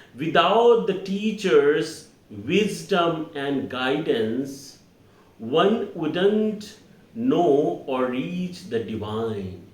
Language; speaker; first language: English; non-native, local second language; Hindi